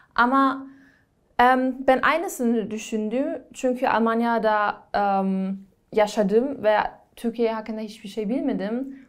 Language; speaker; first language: Turkish; non-native, learner; German